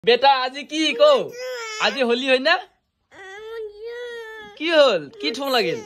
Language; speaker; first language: Hindi; non-native, local second language; Assamese